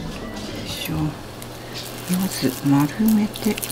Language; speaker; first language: Japanese; native; Japanese